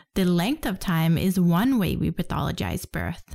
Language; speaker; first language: English; non-native, fluent; Danish